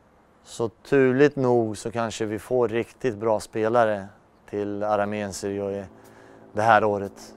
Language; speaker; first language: Swedish; early bilingual, other home language; Turoyo